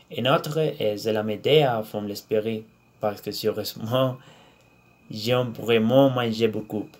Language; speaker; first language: French; non-native, learner; Spanish